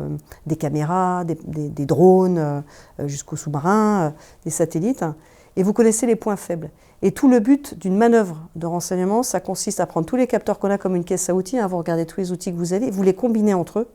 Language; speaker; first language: French; native; French